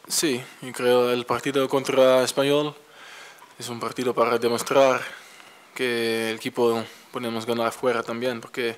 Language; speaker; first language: Spanish; non-native, fluent; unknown